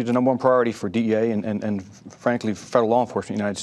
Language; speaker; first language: English; native; English